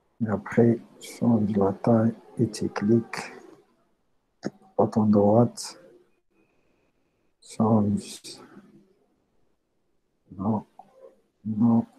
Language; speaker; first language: French; non-native, local second language; Arabic